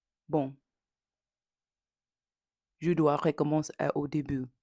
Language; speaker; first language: French; non-native, learner; English